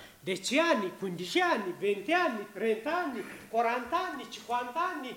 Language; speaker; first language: Italian; non-native, learner; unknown